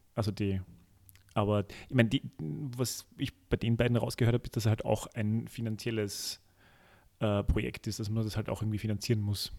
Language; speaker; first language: German; native; German